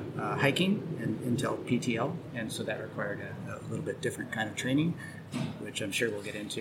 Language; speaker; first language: English; native; English